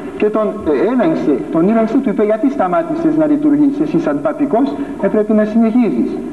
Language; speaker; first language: Greek; non-native, fluent; French